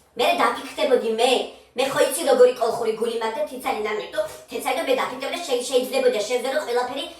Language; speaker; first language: Georgian; non-native, local second language; Mingrelian